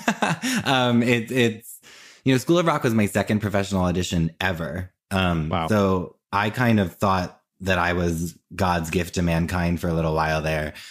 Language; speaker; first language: English; native; English